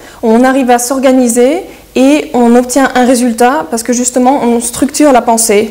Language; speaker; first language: French; early bilingual, heritage; French